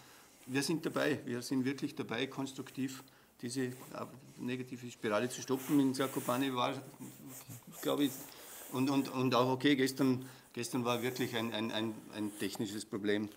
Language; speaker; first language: German; native; German